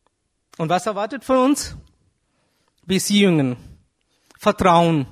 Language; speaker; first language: German; non-native, fluent; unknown